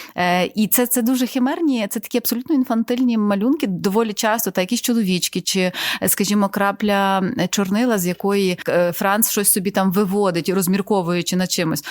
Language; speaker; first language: Ukrainian; native; Ukrainian